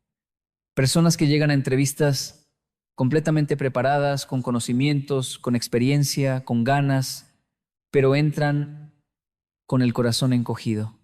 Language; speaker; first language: Spanish; native; Spanish